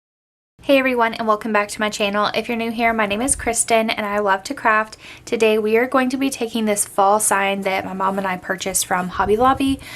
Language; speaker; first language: English; native; English